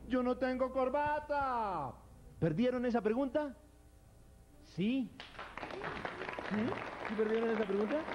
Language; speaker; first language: Spanish; native; Spanish